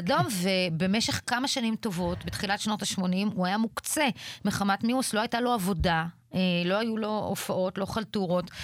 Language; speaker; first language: Hebrew; native; Hebrew